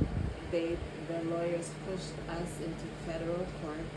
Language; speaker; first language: English; native; English